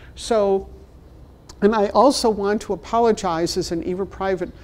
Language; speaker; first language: English; native; English